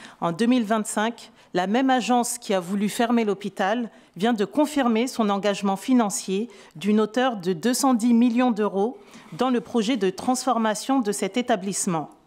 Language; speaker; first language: French; native; French